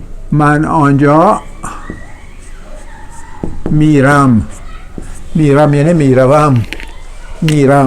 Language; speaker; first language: Persian; non-native, fluent; Urdu